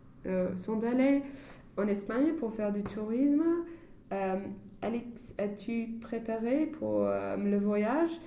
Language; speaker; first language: French; non-native, learner; English